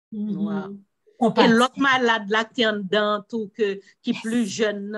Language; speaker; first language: French; non-native, local second language; Haitian Creole